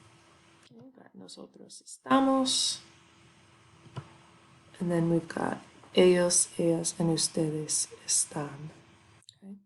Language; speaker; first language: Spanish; non-native, fluent; English